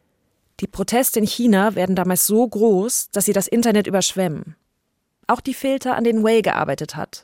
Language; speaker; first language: German; native; German